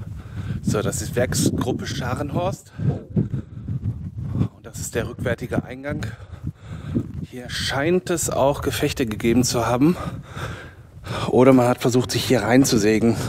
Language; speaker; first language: German; native; German